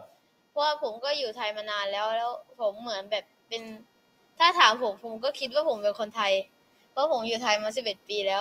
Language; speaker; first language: Thai; early bilingual, other home language; Portuguese